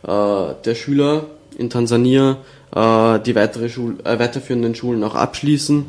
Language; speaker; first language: German; native; German